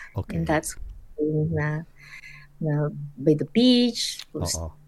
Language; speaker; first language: English; non-native, local second language; Filipino